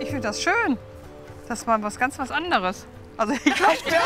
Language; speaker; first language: German; native; German